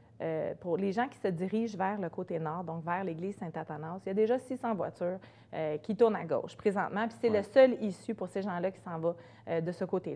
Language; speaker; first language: French; native; French